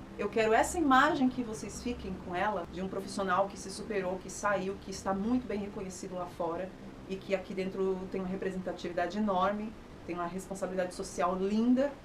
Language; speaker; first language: Portuguese; native; Portuguese